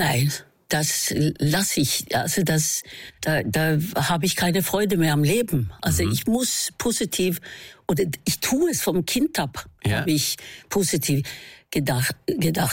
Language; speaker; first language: German; non-native, fluent; Norwegian